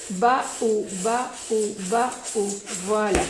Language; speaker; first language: French; native; French